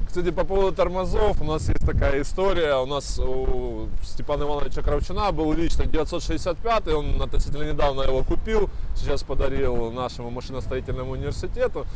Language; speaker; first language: Russian; native; Russian